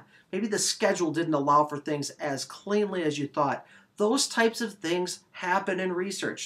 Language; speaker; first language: English; native; English